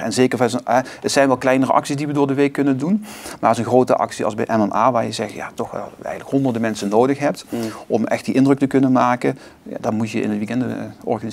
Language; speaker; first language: Dutch; native; Dutch